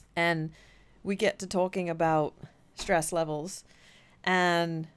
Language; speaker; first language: English; native; English